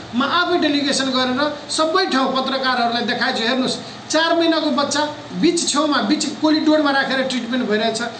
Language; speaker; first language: Nepali; non-native, local second language; Maithili